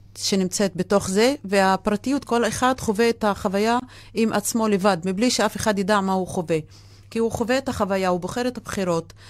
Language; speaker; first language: Hebrew; non-native, local second language; Arabic